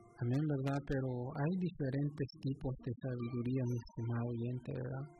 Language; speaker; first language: Spanish; native; Spanish